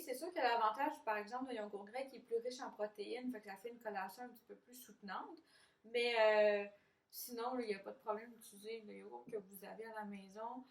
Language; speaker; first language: French; native; French